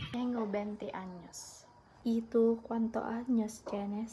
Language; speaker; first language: Spanish; non-native, learner; Filipino